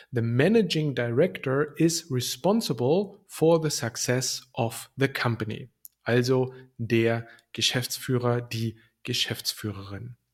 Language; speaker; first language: German; native; German